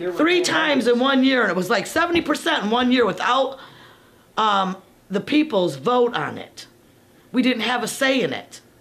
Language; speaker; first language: English; native; English